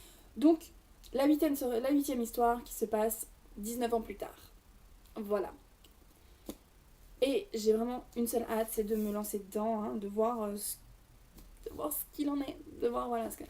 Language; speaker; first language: French; native; French